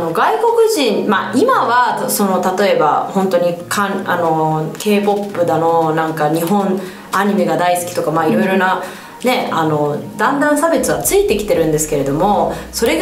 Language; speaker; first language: Japanese; early bilingual, heritage; Japanese